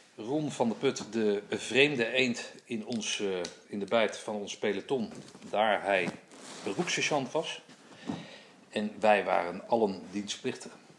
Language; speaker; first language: Dutch; native; Dutch